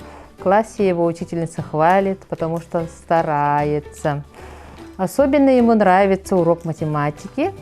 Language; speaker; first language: Russian; native; Russian